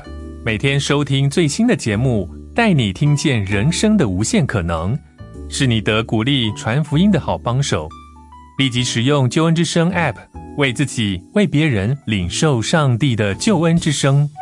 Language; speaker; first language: Chinese; native; Chinese